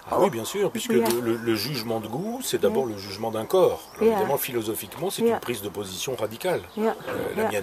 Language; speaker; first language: French; native; French